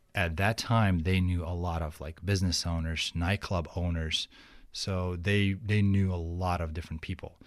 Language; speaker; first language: English; non-native, fluent; Ukrainian